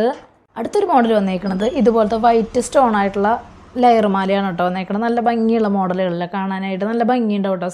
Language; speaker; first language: Malayalam; native; Malayalam